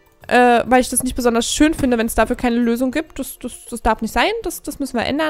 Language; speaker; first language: German; native; German